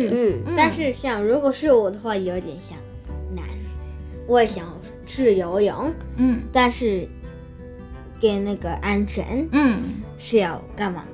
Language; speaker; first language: Chinese; early bilingual, heritage; Chinese